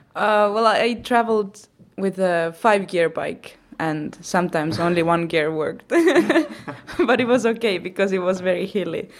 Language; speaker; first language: English; non-native, fluent; Estonian